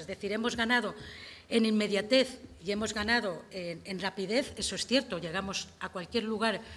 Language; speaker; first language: Spanish; native; Spanish